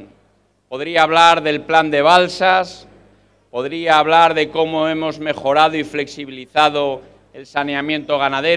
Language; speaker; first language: Spanish; native; Spanish